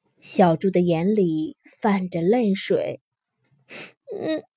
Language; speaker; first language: Chinese; native; Chinese